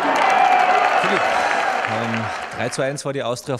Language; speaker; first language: German; native; German